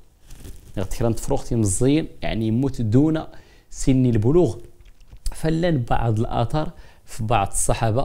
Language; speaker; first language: Arabic; non-native, local second language; Berber languages